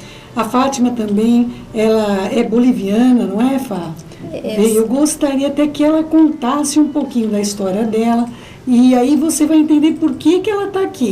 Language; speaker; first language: Portuguese; native; Portuguese